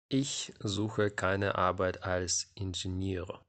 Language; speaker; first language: German; non-native, fluent; Ukrainian